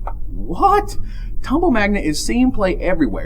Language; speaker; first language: English; native; English